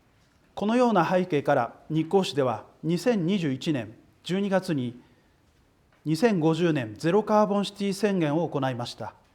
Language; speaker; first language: Japanese; native; Japanese